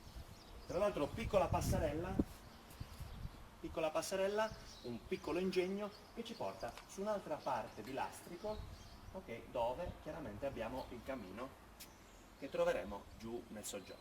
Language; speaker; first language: Italian; native; Italian